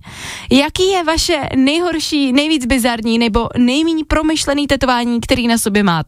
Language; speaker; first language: Czech; native; Czech